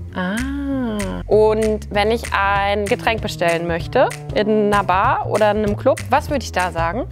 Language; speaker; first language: German; native; German